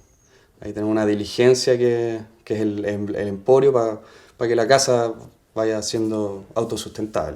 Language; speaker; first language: Spanish; native; Spanish